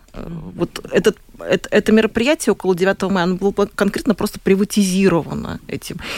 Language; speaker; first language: Russian; native; Russian